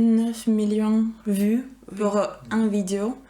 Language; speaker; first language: French; non-native, fluent; Ukrainian